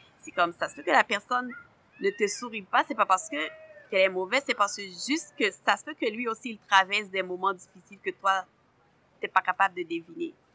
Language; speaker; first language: French; non-native, local second language; Haitian Creole